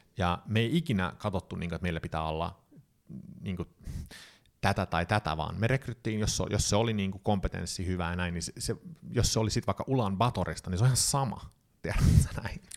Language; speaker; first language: Finnish; early bilingual, heritage; Finnish